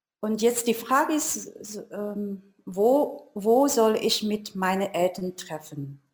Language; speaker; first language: German; non-native, learner; Chinese